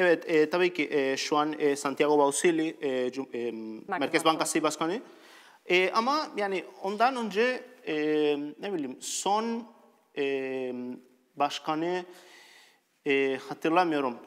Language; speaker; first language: Turkish; non-native, learner; Spanish